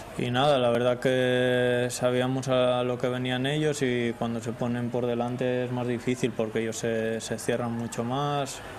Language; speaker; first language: Spanish; native; Spanish